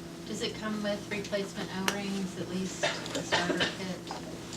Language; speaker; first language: English; native; English